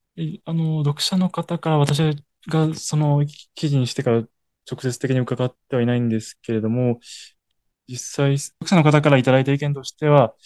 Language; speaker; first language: Japanese; native; Japanese